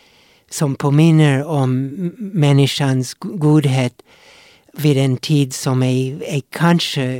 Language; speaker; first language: Swedish; non-native, fluent; English